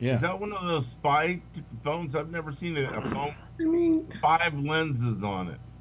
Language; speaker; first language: English; native; English